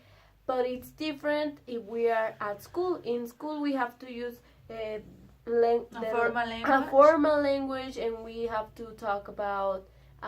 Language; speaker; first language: English; non-native, learner; Spanish